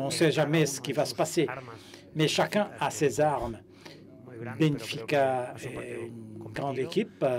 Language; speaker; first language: French; non-native, fluent; Spanish